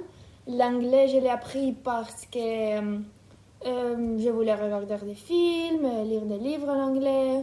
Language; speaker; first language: French; non-native, fluent; Ukrainian